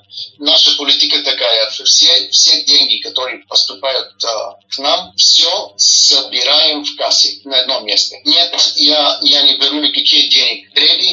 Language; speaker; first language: Russian; non-native, learner; Bulgarian